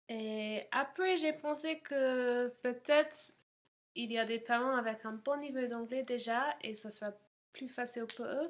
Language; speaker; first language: French; non-native, fluent; English